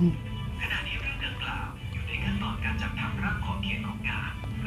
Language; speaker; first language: Thai; native; Thai